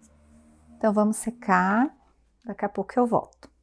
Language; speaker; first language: Portuguese; native; Portuguese